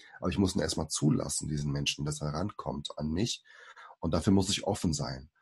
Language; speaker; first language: German; early bilingual, other home language; Portuguese